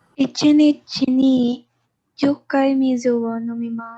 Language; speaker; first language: Japanese; non-native, learner; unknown